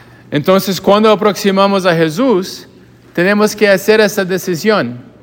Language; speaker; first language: Spanish; non-native, fluent; English